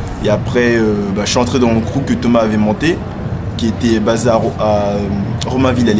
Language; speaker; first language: French; native; French